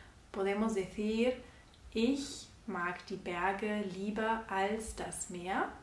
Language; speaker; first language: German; non-native, fluent; Spanish